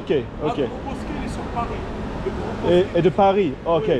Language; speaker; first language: French; non-native, learner; English